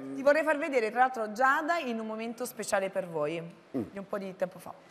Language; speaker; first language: Italian; native; Italian